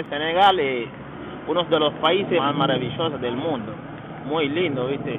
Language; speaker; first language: Spanish; non-native, local second language; Wolof